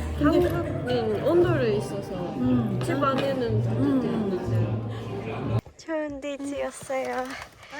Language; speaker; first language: Korean; non-native, learner; Japanese